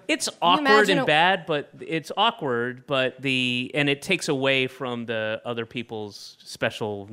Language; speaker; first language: English; native; English